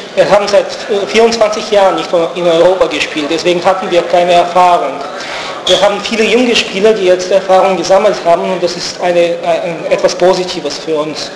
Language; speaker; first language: German; non-native, fluent; Bulgarian